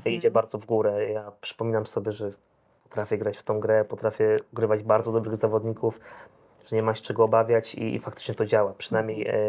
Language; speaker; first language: Polish; native; Polish